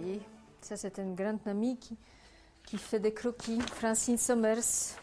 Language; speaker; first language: French; non-native, fluent; Polish